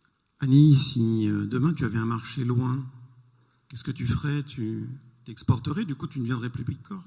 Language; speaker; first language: French; native; French